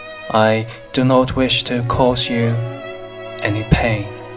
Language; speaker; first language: English; non-native, fluent; Chinese